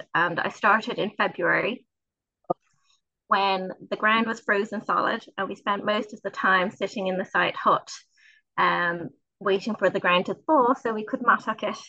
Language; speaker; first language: English; native; English